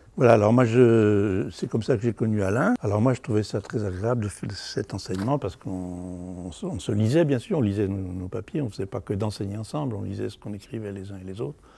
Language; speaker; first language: French; native; French